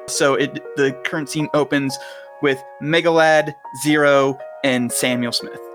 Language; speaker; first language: English; native; English